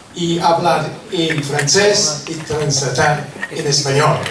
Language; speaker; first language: Spanish; non-native, learner; French